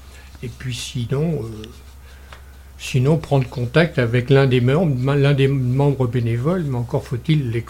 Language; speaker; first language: French; native; French